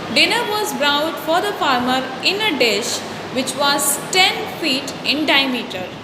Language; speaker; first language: English; non-native, local second language; Hindi